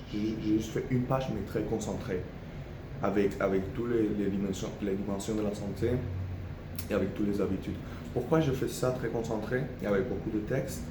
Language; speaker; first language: French; non-native, fluent; Spanish